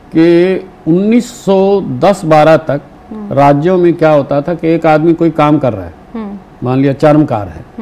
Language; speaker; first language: Hindi; native; Hindi